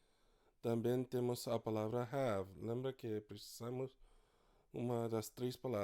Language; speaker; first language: Portuguese; non-native, fluent; English